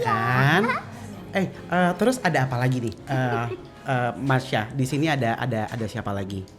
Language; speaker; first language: Indonesian; native; Indonesian